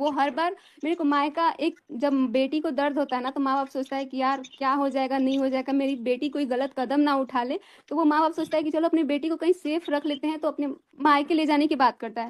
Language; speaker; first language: Hindi; native; Hindi